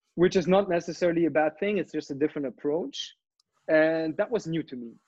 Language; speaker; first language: English; non-native, fluent; German